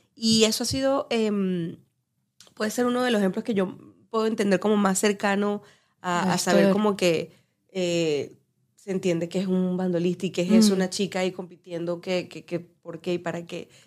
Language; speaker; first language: Spanish; native; Spanish